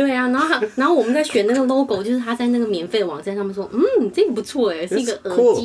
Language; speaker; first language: Chinese; native; Chinese